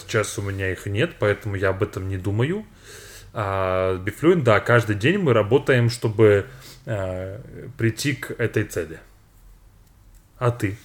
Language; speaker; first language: Russian; non-native, fluent; English